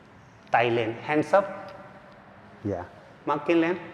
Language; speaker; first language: Vietnamese; non-native, learner; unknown